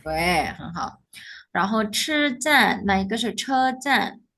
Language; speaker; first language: Chinese; non-native, fluent; Indonesian